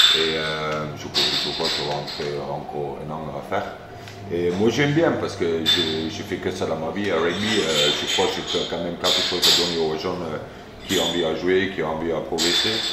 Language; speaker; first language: French; non-native, fluent; Afrikaans